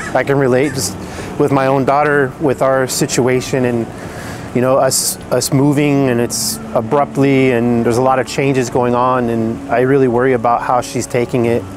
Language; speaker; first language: English; early bilingual, other home language; Spanish